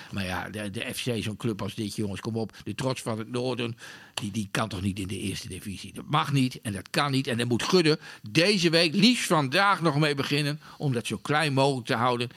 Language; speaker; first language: Dutch; native; Dutch